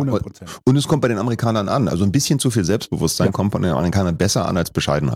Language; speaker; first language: German; native; German